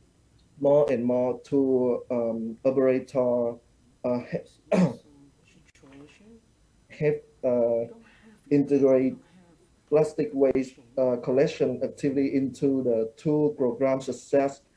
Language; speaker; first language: English; non-native, learner; Vietnamese